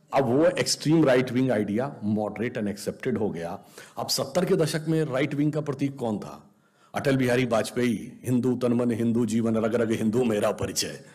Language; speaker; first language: Hindi; native; Hindi